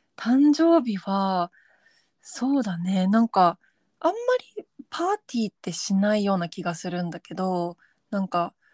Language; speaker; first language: Japanese; native; Japanese